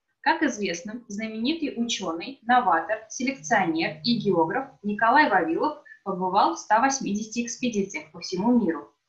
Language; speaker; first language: Russian; native; Russian